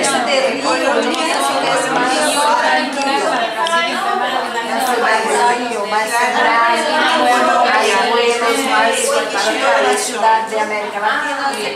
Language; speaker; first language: Spanish; non-native, learner; Portuguese